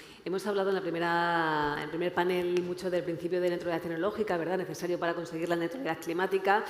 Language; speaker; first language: Spanish; native; Spanish